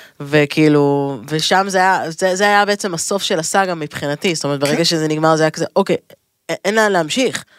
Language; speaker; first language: Hebrew; native; Hebrew